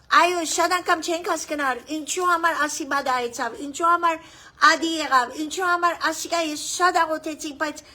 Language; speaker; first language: Armenian; early bilingual, heritage; Armenian